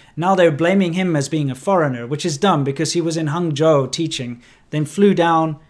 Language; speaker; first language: English; native; English